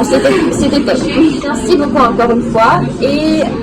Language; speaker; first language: French; non-native, fluent; Russian